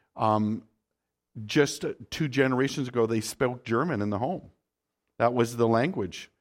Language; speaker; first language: English; native; English